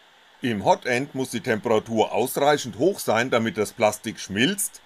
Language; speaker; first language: German; native; German